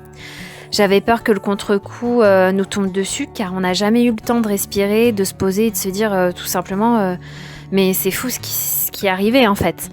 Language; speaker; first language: French; native; French